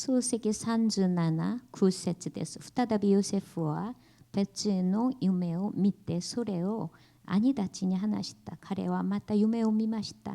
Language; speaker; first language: Japanese; non-native, learner; Korean